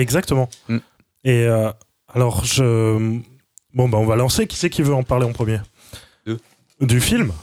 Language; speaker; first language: French; native; French